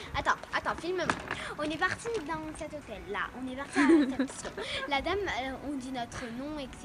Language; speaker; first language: French; native; French